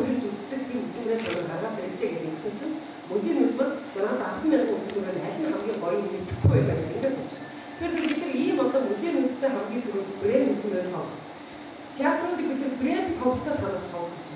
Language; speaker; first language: Mongolian; native; Mongolian